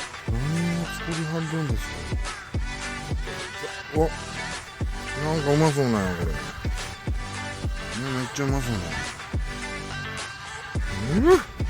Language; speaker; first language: Japanese; native; Japanese